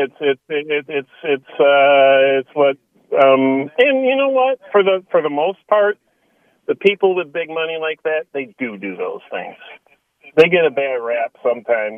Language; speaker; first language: English; native; English